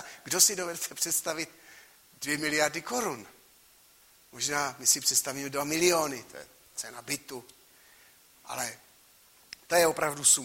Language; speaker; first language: Czech; native; Czech